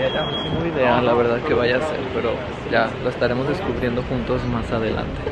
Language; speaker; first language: Spanish; native; Spanish